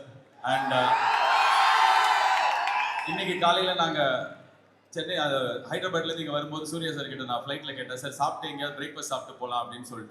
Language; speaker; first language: Tamil; native; Tamil